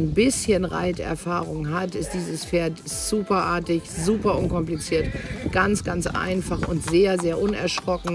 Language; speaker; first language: German; native; German